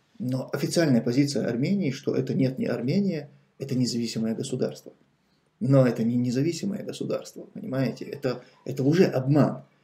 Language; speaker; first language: Russian; non-native, local second language; Chechen